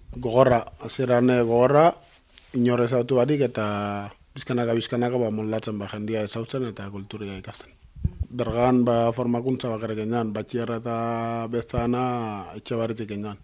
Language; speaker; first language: Basque; non-native, fluent; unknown